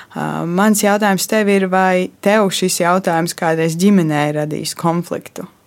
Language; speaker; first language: Latvian; native; Latvian